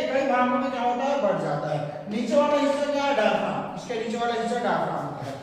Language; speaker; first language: Hindi; non-native, local second language; Chhattisgarhi